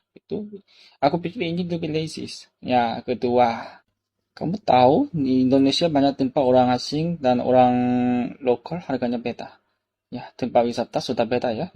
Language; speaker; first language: Indonesian; non-native, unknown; Korean